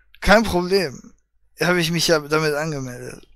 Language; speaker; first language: German; native; German